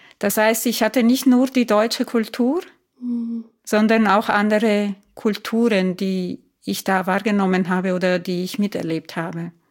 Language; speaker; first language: German; non-native, fluent; Italian